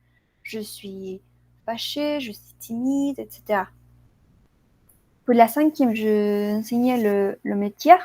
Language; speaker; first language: French; non-native, learner; Spanish